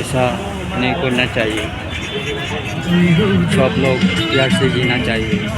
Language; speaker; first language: Hindi; non-native, local second language; Chakma